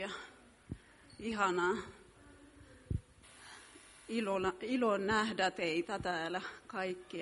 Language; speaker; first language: Finnish; non-native, fluent; Amharic